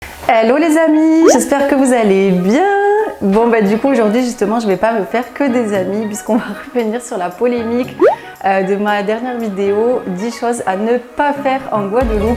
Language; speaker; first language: French; native; French